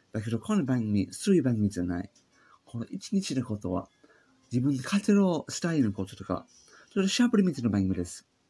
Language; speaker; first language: Japanese; non-native, learner; English